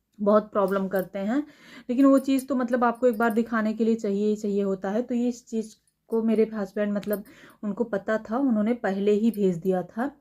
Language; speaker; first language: Hindi; native; Hindi